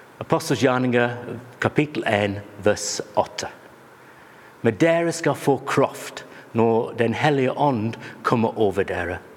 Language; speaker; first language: Norwegian; non-native, fluent; English